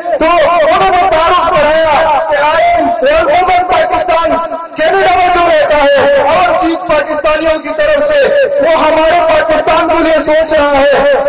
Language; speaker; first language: Urdu; non-native, local second language; Pashto